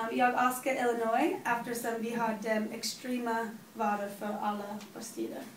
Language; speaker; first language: Swedish; non-native, learner; English